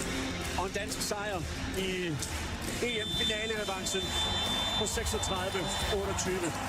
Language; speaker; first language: Danish; native; Danish